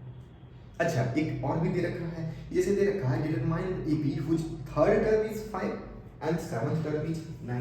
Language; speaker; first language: Hindi; native; Hindi